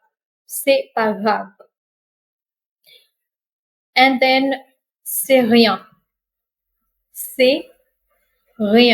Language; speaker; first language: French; non-native, fluent; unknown